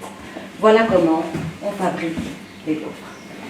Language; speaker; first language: French; native; French